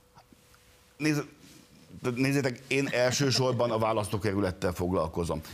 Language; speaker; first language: Hungarian; native; Hungarian